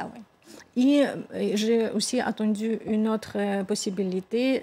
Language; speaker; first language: French; non-native, fluent; Russian